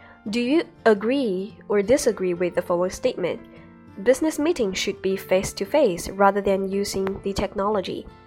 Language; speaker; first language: English; non-native, fluent; Chinese